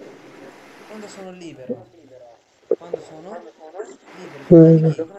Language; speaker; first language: Italian; non-native, fluent; Bangla